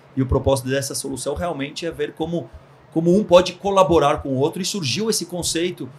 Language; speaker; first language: Portuguese; early bilingual, other home language; Hebrew